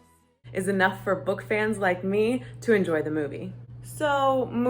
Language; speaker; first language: English; native; English